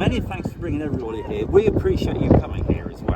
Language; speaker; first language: English; native; English